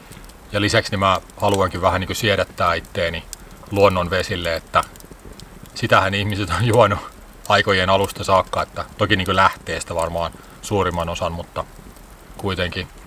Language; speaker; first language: Finnish; native; Finnish